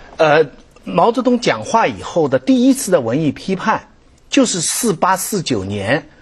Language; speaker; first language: Chinese; non-native, local second language; Cantonese